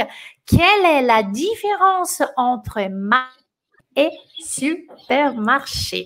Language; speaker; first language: French; non-native, fluent; Portuguese